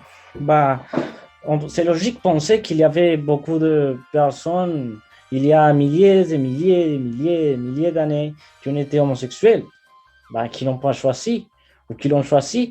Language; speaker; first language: French; non-native, fluent; Spanish